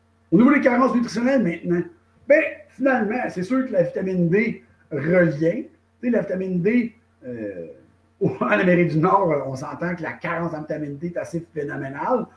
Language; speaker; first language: French; native; French